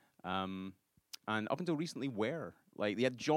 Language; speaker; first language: English; native; English